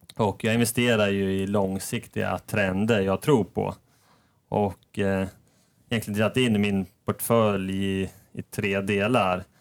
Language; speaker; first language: Swedish; native; Swedish